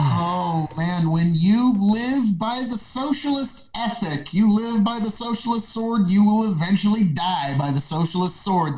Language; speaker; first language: English; native; English